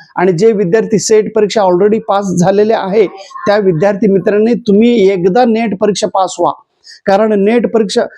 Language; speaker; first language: Marathi; non-native, local second language; Kannada